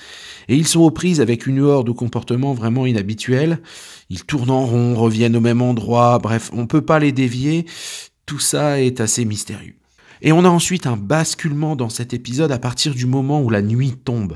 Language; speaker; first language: French; native; French